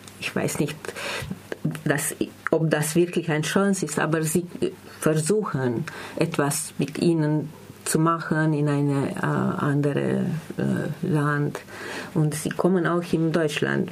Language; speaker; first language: German; non-native, learner; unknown